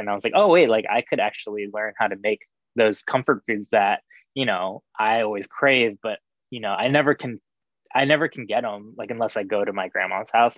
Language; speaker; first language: English; native; English